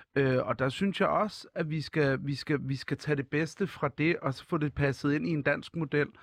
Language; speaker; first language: Danish; early bilingual, other home language; Arabic